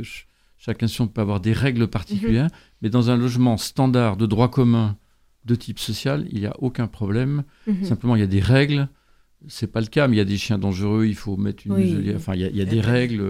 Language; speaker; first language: French; native; French